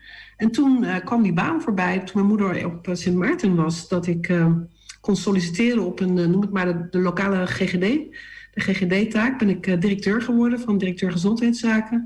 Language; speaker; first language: Dutch; native; Dutch